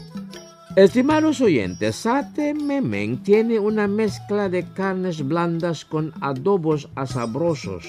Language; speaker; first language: Spanish; non-native, fluent; Indonesian